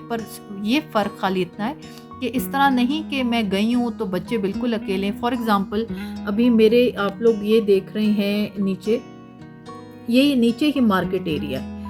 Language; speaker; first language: Urdu; native; Urdu